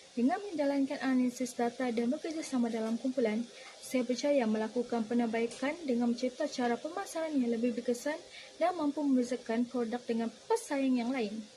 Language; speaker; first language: Malay; native; Malay